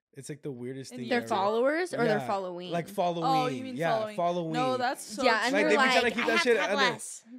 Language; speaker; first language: English; native; English